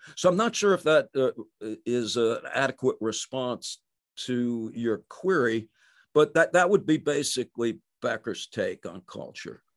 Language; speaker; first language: English; native; English